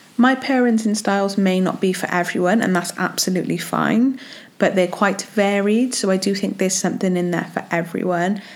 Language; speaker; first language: English; native; English